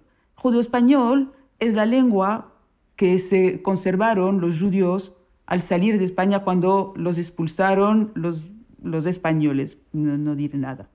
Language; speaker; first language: Spanish; early bilingual, heritage; Spanish